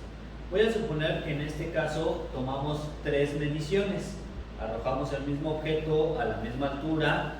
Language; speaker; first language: Spanish; native; Spanish